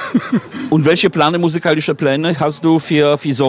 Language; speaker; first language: German; non-native, fluent; Polish